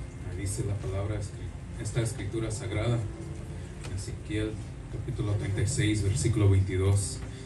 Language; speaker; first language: Spanish; early bilingual, heritage; Spanish